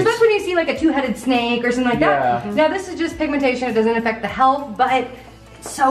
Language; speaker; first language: English; native; English